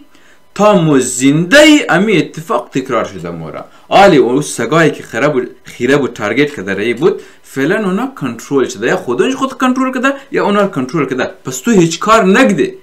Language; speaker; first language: Persian; native; Persian